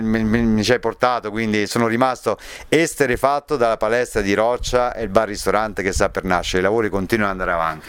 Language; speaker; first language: Italian; native; Italian